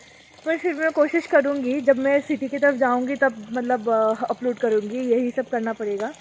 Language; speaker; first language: Hindi; native; Hindi